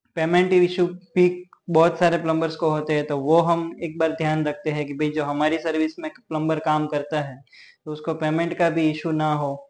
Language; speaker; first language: Hindi; non-native, local second language; Gujarati